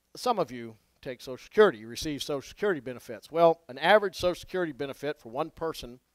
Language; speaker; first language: English; native; English